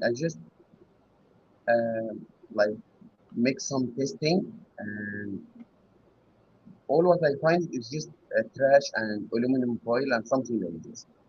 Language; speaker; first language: English; non-native, learner; Arabic